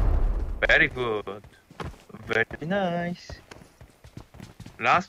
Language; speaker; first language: English; non-native, learner; Korean